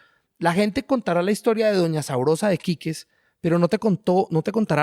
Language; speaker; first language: Spanish; native; Spanish